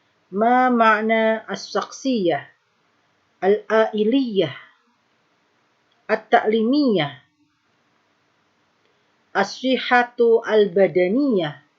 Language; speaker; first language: Arabic; non-native, fluent; Indonesian